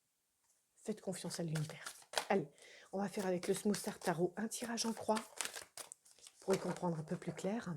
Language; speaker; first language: French; native; French